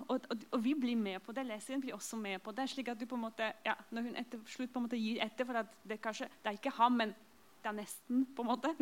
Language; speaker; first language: Norwegian; non-native, fluent; Polish